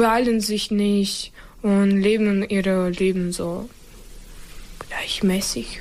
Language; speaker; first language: German; non-native, fluent; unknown